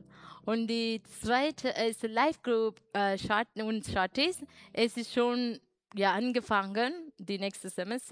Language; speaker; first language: German; non-native, learner; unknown